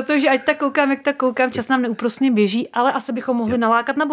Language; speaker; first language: Czech; native; Czech